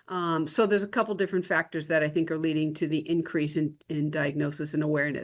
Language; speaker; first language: English; native; English